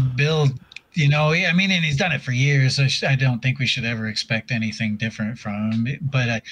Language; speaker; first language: English; native; English